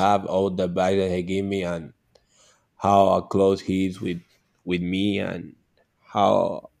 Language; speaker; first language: English; non-native, learner; Spanish